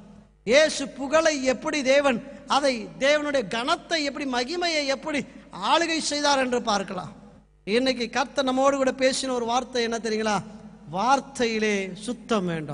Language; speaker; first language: Tamil; native; Tamil